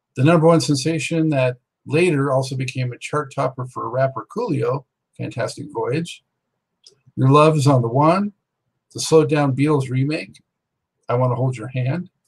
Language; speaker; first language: English; native; English